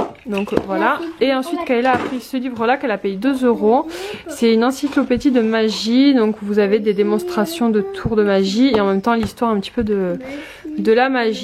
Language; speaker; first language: French; native; French